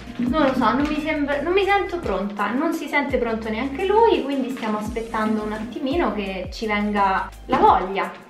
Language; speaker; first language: Italian; native; Italian